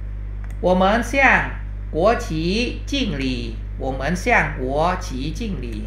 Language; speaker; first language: Chinese; non-native, fluent; Thai